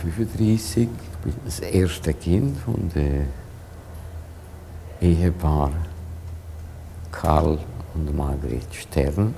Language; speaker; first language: German; non-native, fluent; Hungarian